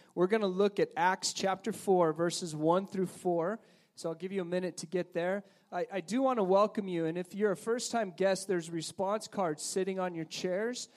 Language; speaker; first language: English; native; English